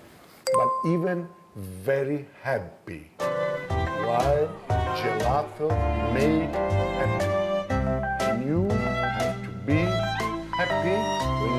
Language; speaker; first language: English; non-native, learner; Italian